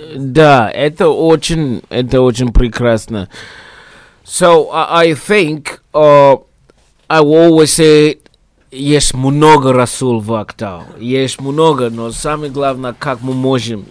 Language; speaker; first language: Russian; non-native, learner; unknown